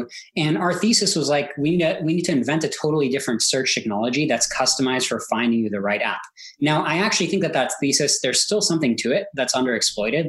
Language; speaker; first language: English; early bilingual, other home language; Hebrew